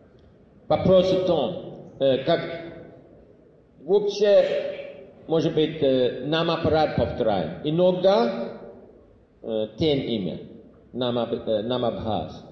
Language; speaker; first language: Russian; non-native, fluent; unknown